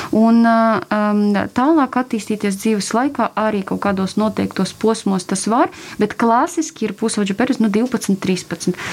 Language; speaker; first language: Latvian; non-native, local second language; Russian